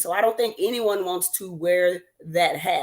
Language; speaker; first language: English; native; English